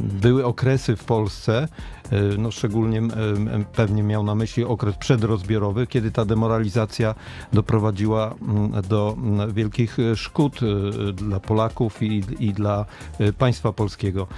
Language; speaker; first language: Polish; native; Polish